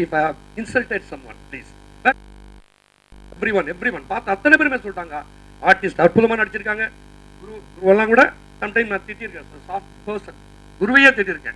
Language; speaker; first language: Tamil; native; Tamil